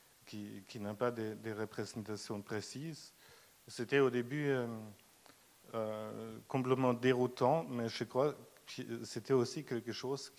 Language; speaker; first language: French; non-native, fluent; German